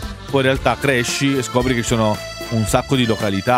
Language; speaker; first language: Italian; native; Italian